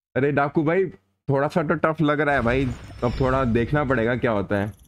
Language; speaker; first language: Hindi; native; Hindi